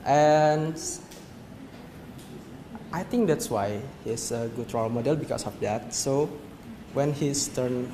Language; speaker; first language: English; non-native, learner; Indonesian